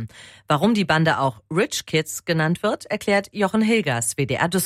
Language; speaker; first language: German; native; German